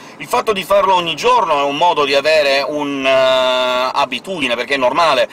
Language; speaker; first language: Italian; native; Italian